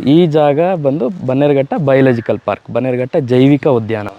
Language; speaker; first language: Kannada; native; Kannada